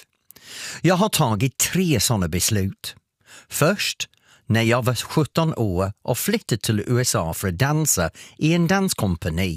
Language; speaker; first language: Swedish; non-native, fluent; English